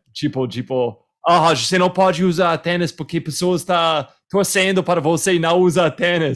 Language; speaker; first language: Portuguese; non-native, fluent; English